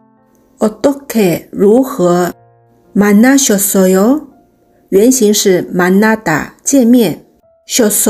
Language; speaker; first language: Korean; non-native, learner; Chinese